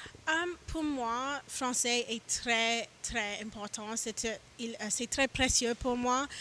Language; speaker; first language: French; non-native, learner; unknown